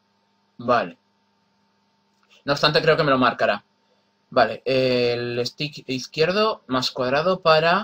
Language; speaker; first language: Spanish; native; Spanish